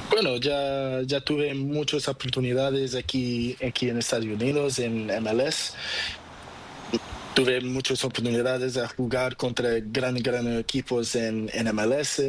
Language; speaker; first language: Spanish; non-native, learner; Portuguese